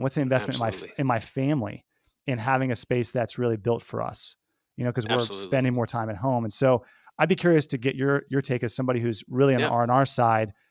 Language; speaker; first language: English; native; English